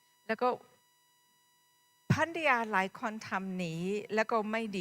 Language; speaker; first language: Thai; non-native, fluent; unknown